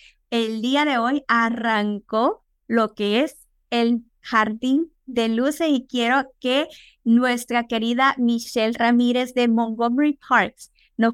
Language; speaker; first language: Spanish; native; Spanish